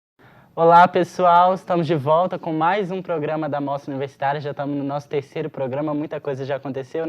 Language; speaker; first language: Portuguese; native; Portuguese